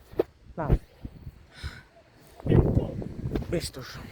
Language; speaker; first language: Hungarian; native; Hungarian